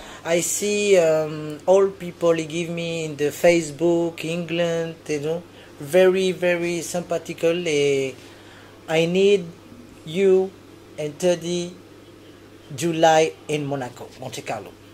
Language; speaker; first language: English; non-native, learner; French